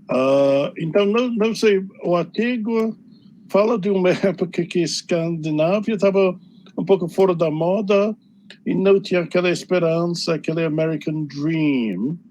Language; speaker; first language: Portuguese; non-native, fluent; English